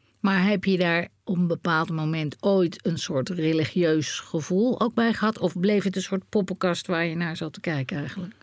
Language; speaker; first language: Dutch; native; Dutch